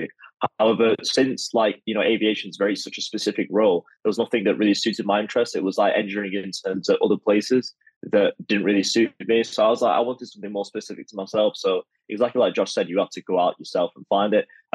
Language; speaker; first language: English; native; English